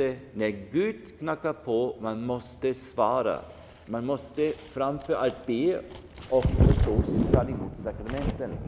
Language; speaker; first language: Swedish; non-native, fluent; German